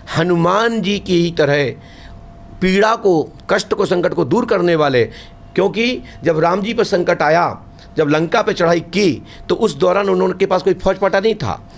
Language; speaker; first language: Hindi; native; Hindi